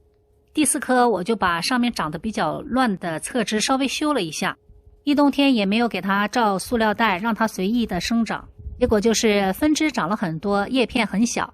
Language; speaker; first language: Chinese; native; Chinese